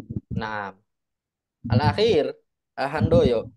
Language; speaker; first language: Arabic; non-native, fluent; Indonesian